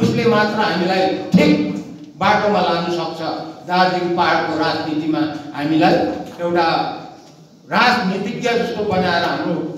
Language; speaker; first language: Nepali; native; Nepali